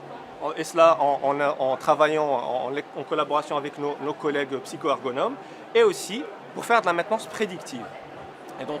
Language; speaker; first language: French; native; French